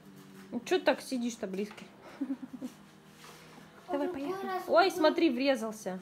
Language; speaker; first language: Russian; native; Russian